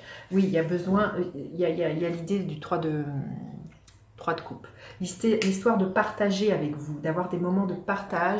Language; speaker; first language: French; native; French